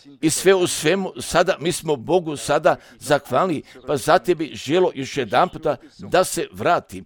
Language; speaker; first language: Croatian; early bilingual, heritage; Serbian